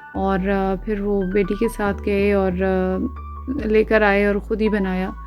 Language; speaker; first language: Urdu; native; Urdu